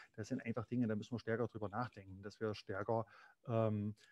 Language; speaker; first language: German; native; German